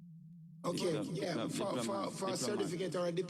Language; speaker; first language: English; native; English